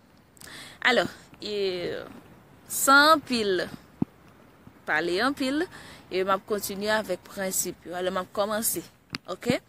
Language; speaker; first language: French; non-native, learner; Haitian Creole